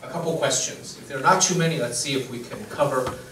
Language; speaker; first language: English; non-native, fluent; Chinese